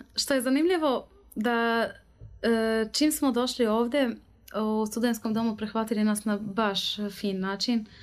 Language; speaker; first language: Croatian; non-native, learner; Arabic